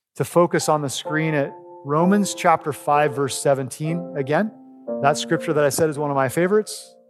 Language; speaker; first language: English; native; English